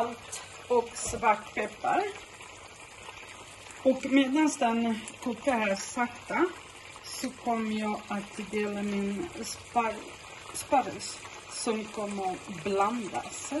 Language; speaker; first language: Swedish; non-native, fluent; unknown